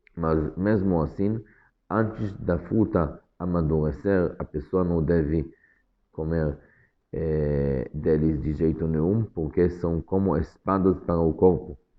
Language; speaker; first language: Portuguese; non-native, fluent; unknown